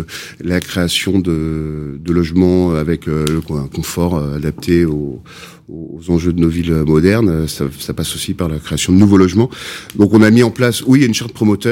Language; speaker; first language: French; native; French